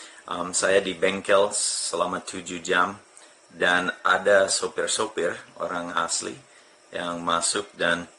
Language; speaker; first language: Indonesian; non-native, fluent; English